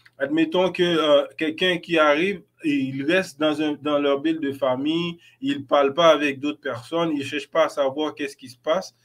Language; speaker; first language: French; non-native, local second language; Haitian Creole